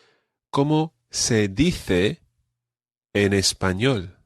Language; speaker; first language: Spanish; non-native, fluent; English